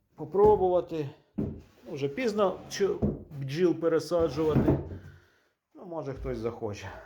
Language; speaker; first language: Ukrainian; native; Ukrainian